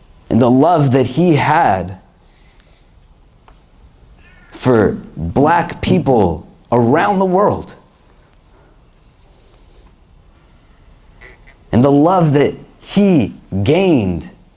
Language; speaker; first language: English; native; English